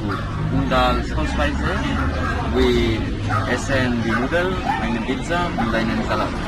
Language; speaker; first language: German; non-native, learner; Catalan